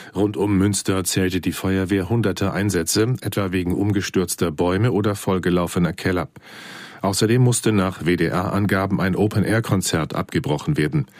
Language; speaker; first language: German; native; German